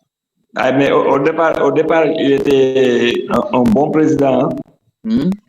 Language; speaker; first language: French; non-native, fluent; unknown